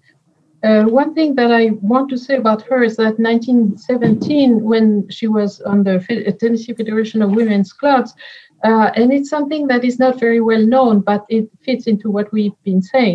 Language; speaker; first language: English; non-native, fluent; French